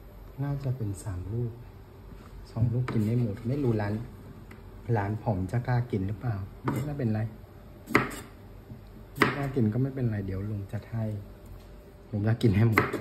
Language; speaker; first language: Thai; non-native, fluent; Vietnamese